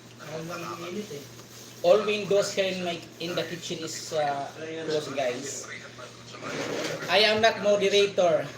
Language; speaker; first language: English; non-native, local second language; Filipino